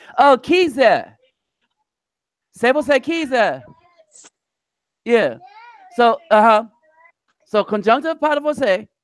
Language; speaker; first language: Portuguese; non-native, learner; English